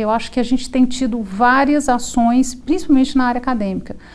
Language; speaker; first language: Portuguese; native; Portuguese